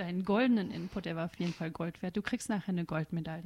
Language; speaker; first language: German; native; German